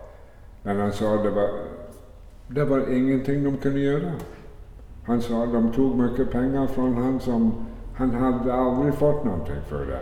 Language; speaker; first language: Swedish; early bilingual, heritage; Swedish